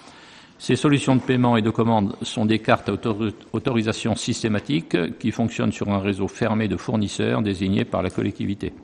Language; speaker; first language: French; native; French